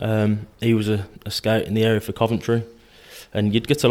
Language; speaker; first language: English; native; English